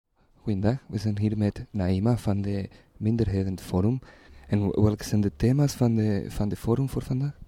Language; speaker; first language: Dutch; non-native, fluent; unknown